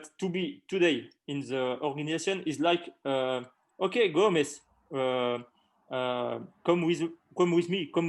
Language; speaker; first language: English; non-native, learner; French